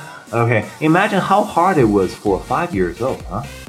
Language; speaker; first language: English; non-native, fluent; Chinese